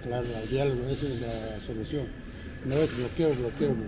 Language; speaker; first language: Spanish; native; Spanish